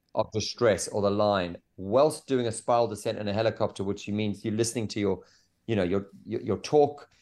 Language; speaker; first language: English; native; English